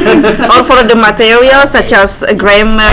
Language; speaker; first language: English; non-native, learner; Indonesian